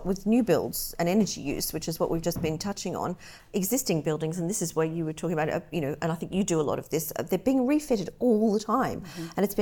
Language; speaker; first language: English; native; English